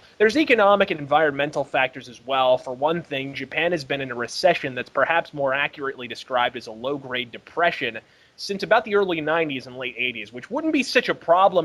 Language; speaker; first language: English; native; English